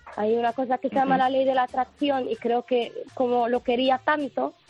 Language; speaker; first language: Spanish; non-native, fluent; Arabic